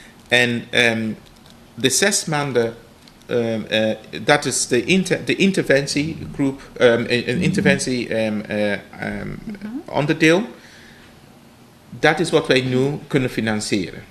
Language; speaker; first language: Dutch; non-native, fluent; English